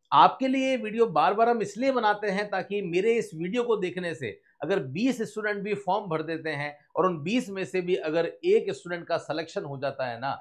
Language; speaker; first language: Hindi; native; Hindi